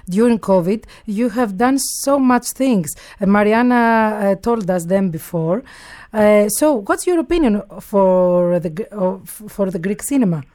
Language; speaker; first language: English; non-native, learner; Greek